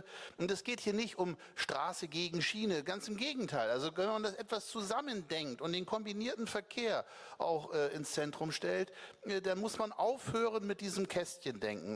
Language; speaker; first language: German; native; German